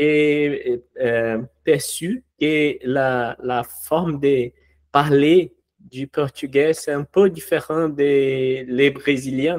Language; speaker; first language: French; non-native, learner; Portuguese